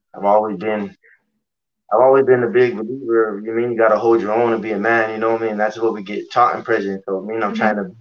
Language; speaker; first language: English; native; English